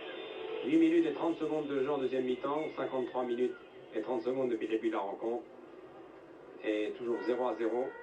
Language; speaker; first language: French; native; French